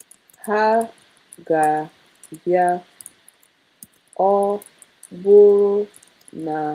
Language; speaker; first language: Igbo; non-native, learner; English